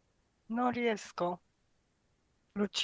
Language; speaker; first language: Italian; non-native, learner; Romanian